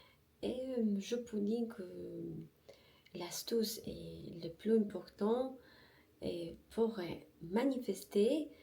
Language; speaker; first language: French; non-native, learner; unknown